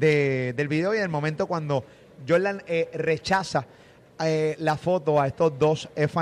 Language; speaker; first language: Spanish; native; Spanish